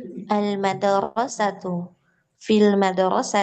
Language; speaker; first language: Arabic; non-native, learner; Indonesian